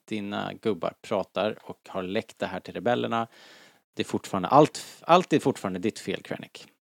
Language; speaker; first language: Swedish; native; Swedish